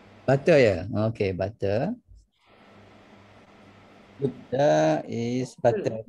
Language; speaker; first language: English; non-native, local second language; Malay